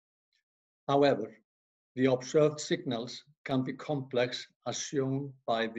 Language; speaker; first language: English; non-native, fluent; Icelandic